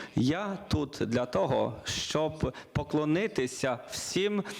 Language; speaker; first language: Ukrainian; non-native, learner; Polish